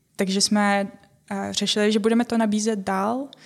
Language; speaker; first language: Czech; non-native, fluent; Ukrainian